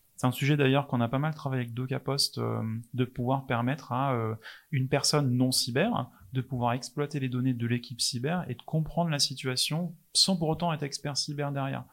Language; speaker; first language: French; non-native, fluent; English